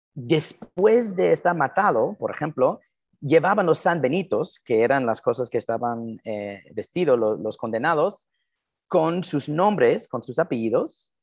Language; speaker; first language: Spanish; non-native, fluent; English